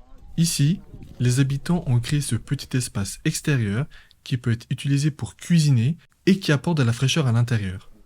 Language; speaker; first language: French; native; French